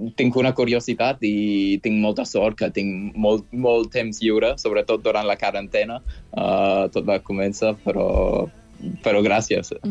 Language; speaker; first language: Catalan; non-native, fluent; English